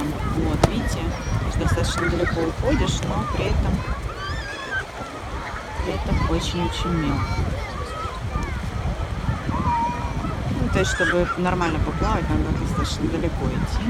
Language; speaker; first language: Russian; native; Russian